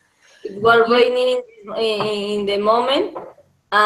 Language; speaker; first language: English; non-native, learner; Spanish